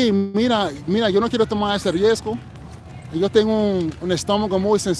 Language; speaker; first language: Spanish; non-native, fluent; English